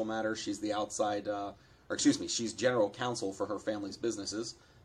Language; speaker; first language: English; native; English